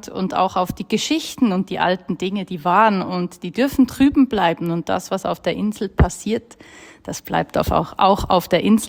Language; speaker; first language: German; native; German